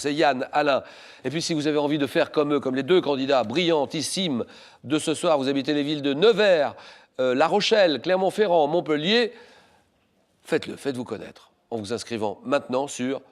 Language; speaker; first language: French; native; French